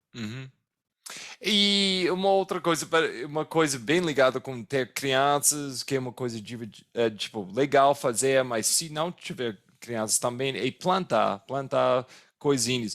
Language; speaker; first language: Portuguese; non-native, fluent; English